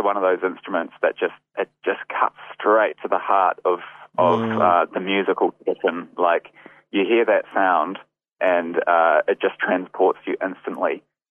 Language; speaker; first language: English; native; English